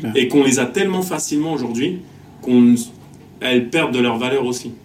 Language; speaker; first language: French; native; French